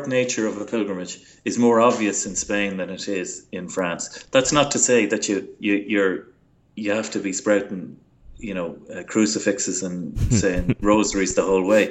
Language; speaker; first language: English; native; English